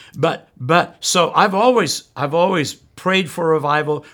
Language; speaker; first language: English; native; English